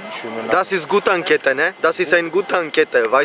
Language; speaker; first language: German; non-native, learner; Macedonian